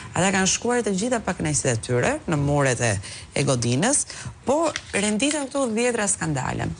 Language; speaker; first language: Albanian; native; Albanian